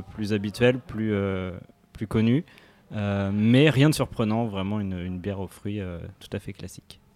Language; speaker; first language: French; native; French